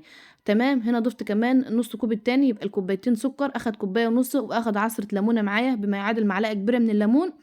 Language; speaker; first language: Arabic; native; Arabic